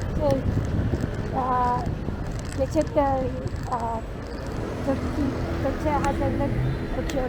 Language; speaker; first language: Turkish; non-native, learner; Malay